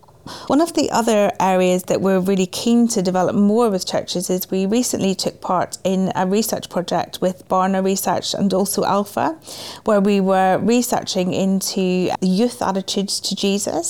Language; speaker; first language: English; native; English